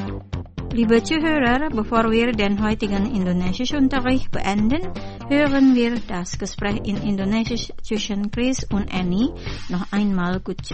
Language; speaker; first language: German; non-native, fluent; Indonesian